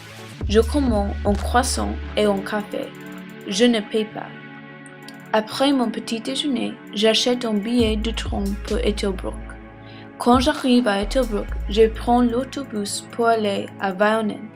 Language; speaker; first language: French; non-native, learner; English